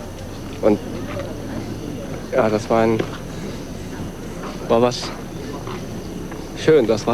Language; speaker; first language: German; early bilingual, other home language; Korean